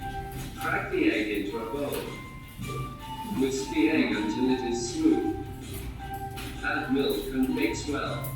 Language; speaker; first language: English; non-native, learner; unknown